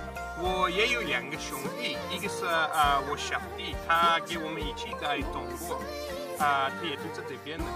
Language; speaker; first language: Chinese; non-native, learner; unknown